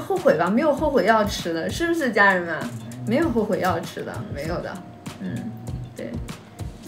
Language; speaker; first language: Chinese; native; Chinese